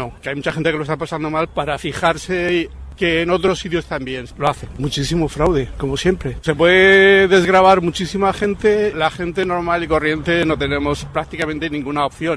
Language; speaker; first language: Spanish; native; Spanish